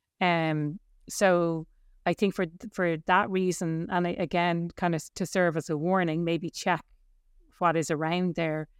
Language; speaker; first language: English; native; English